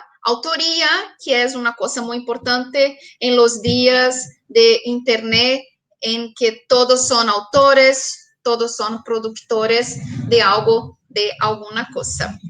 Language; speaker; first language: Spanish; non-native, fluent; Portuguese